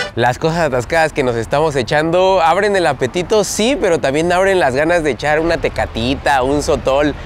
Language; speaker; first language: Spanish; native; Spanish